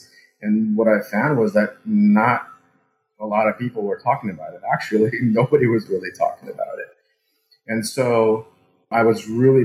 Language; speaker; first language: English; early bilingual, other home language; Russian